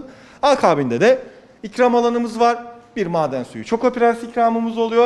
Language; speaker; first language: Turkish; native; Turkish